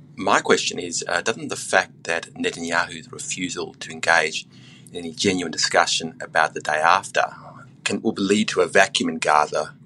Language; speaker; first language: English; non-native, fluent; German